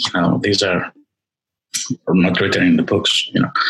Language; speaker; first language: English; non-native, fluent; Greek